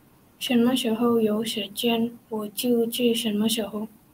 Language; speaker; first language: Chinese; non-native, learner; Indonesian